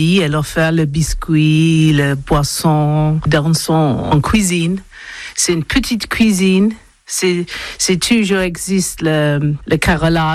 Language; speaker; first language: French; non-native, learner; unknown